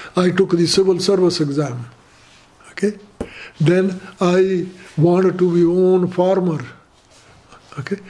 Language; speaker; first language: English; non-native, fluent; Punjabi